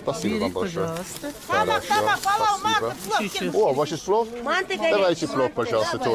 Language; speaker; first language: Russian; non-native, learner; English